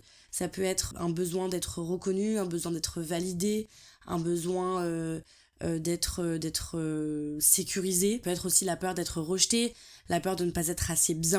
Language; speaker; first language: French; native; French